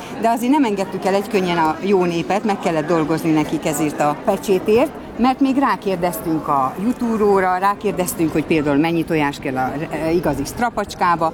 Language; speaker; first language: Hungarian; native; Hungarian